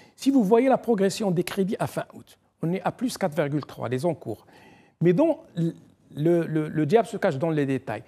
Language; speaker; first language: French; non-native, local second language; Arabic